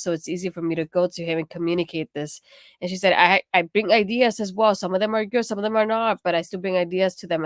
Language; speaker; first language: English; native; English